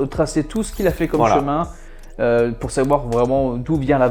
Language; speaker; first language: French; native; French